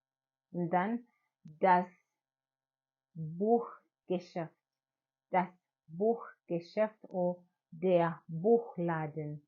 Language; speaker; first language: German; non-native, learner; English